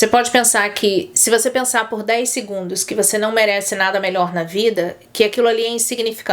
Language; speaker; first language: Portuguese; native; Portuguese